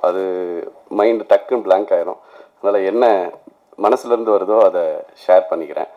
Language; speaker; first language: Tamil; native; Tamil